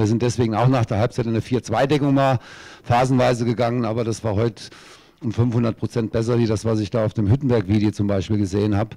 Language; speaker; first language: German; native; German